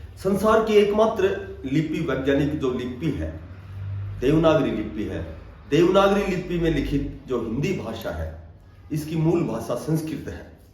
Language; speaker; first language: Hindi; native; Hindi